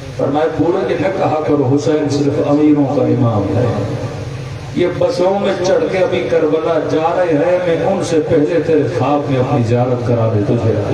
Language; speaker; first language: Urdu; non-native, local second language; Sindhi